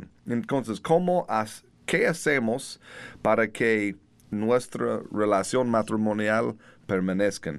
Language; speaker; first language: Spanish; non-native, learner; English